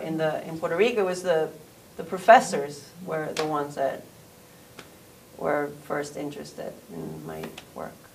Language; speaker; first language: English; early bilingual, other home language; Spanish